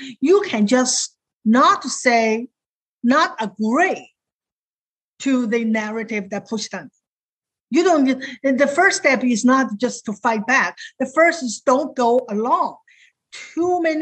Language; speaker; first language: English; non-native, fluent; Chinese